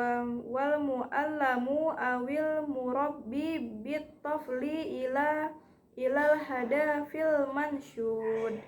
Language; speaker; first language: Arabic; non-native, learner; Indonesian